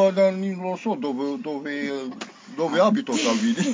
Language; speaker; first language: Italian; non-native, learner; Romanian